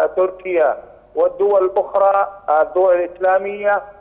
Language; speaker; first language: Arabic; non-native, fluent; Urdu